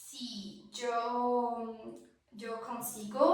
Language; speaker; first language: Spanish; non-native, learner; Portuguese